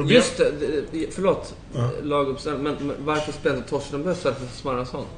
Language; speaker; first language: Swedish; native; Swedish